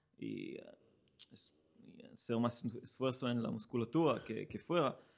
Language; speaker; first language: Spanish; non-native, learner; Hebrew